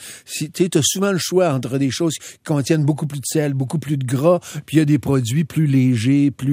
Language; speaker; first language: French; native; French